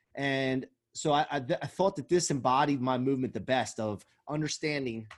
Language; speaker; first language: English; native; English